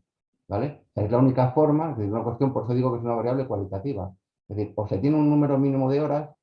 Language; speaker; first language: Spanish; native; Spanish